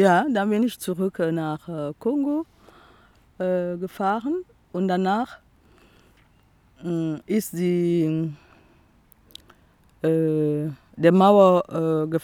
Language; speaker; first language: German; non-native, fluent; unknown